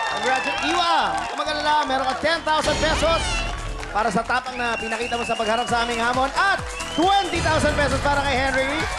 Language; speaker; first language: Filipino; native; Filipino